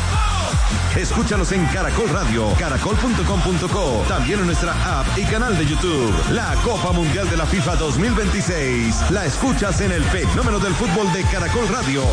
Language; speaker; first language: Spanish; native; Spanish